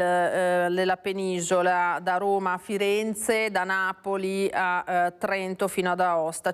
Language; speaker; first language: Italian; native; Italian